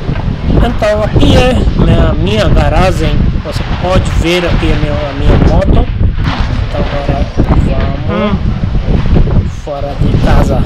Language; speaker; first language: Portuguese; non-native, fluent; Hindi